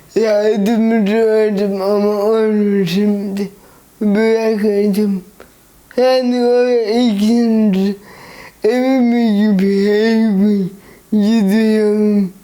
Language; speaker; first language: Turkish; early bilingual, heritage; Turkish